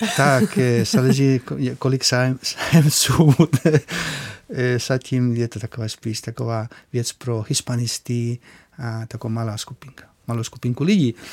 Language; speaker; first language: Czech; non-native, fluent; Spanish